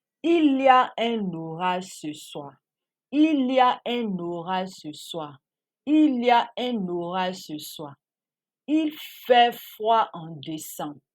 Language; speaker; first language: French; non-native, fluent; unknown